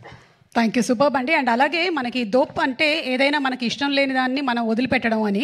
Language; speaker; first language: Telugu; native; Telugu